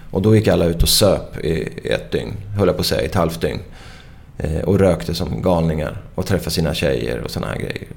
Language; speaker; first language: Swedish; native; Swedish